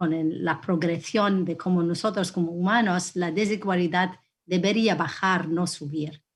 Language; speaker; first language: Spanish; non-native, fluent; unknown